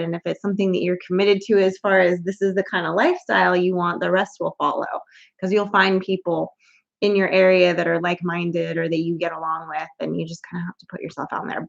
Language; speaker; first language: English; native; English